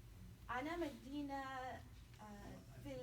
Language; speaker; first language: Arabic; non-native, learner; English